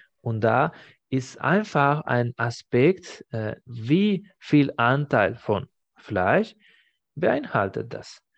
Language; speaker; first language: German; non-native, fluent; Spanish